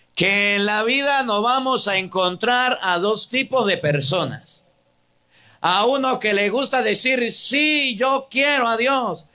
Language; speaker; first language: Spanish; native; Spanish